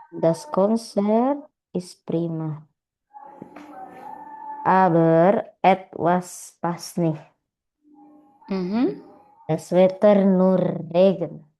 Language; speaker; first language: German; non-native, learner; Indonesian